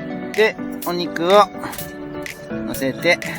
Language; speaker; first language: Japanese; native; Japanese